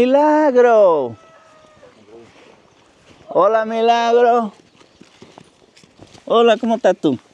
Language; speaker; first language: Spanish; native; Spanish